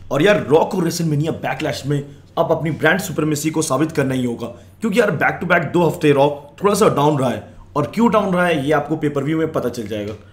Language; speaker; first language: Hindi; native; Hindi